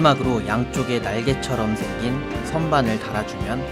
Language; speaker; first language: Korean; native; Korean